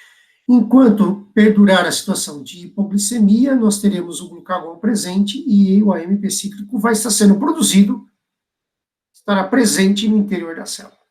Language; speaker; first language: Portuguese; native; Portuguese